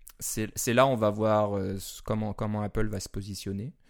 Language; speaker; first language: French; native; French